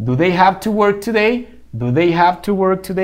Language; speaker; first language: English; non-native, fluent; Spanish